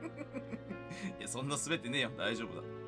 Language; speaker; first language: Japanese; native; Japanese